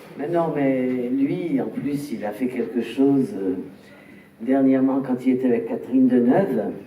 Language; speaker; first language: French; native; French